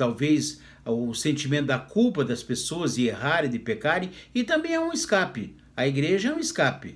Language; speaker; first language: Portuguese; native; Portuguese